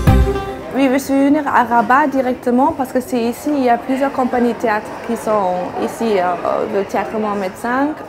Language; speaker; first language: French; non-native, fluent; German